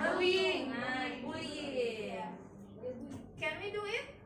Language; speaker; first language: English; non-native, learner; Indonesian